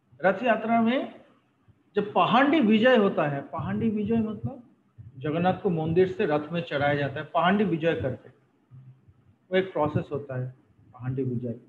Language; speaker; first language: Hindi; non-native, local second language; Bangla